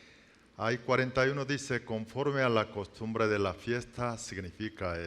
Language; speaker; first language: Spanish; non-native, learner; Korean